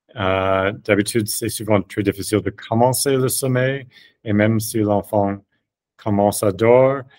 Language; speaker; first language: French; non-native, fluent; English